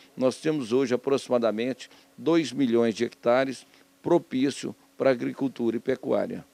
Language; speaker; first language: Portuguese; native; Portuguese